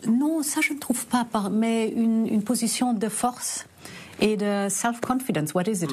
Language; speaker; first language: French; early bilingual, other home language; German